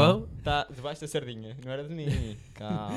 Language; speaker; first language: Portuguese; native; Portuguese